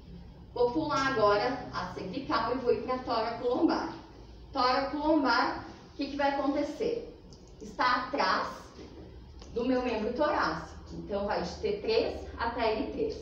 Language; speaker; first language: Portuguese; native; Portuguese